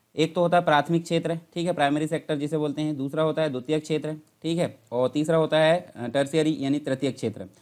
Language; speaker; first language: Hindi; native; Hindi